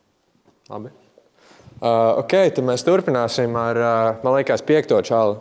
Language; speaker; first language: Latvian; native; Latvian